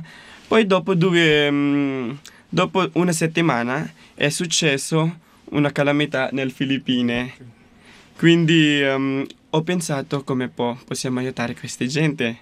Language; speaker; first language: Italian; non-native, local second language; Filipino